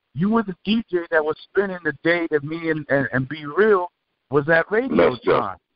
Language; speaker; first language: English; native; English